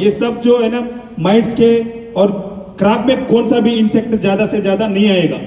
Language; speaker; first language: Hindi; non-native, local second language; Telugu